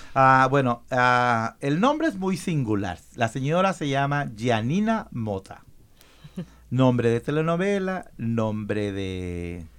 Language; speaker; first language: Spanish; native; Spanish